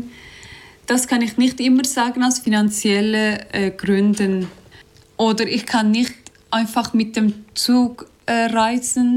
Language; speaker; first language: German; non-native, learner; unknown